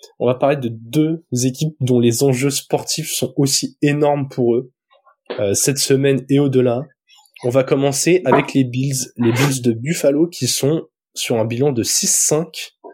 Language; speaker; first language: French; native; French